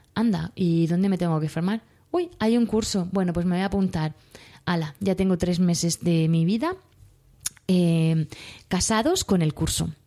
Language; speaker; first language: Spanish; native; Spanish